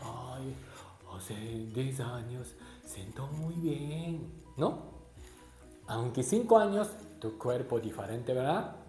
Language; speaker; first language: Spanish; non-native, learner; Japanese